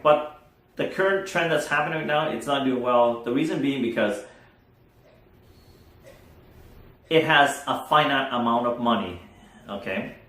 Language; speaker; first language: English; non-native, fluent; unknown